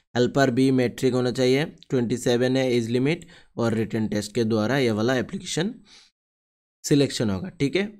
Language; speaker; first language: Hindi; non-native, local second language; Bangla